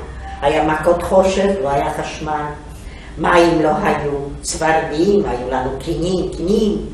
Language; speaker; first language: Hebrew; non-native, fluent; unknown